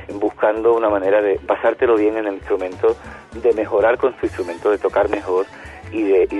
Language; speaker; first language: Spanish; native; Spanish